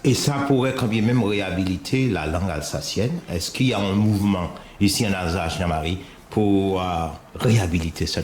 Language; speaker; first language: French; non-native, local second language; Haitian Creole